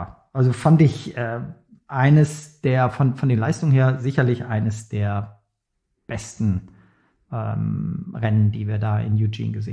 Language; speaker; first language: German; native; German